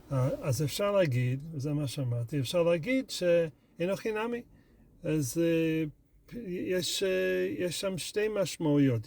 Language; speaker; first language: Hebrew; non-native, fluent; English